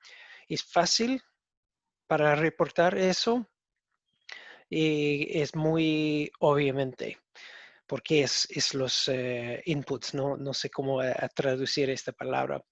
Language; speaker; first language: Spanish; non-native, learner; English